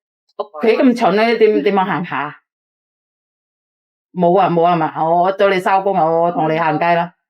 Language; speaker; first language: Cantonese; non-native, fluent; Indonesian